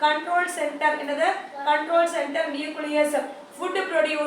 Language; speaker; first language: English; non-native, local second language; Tamil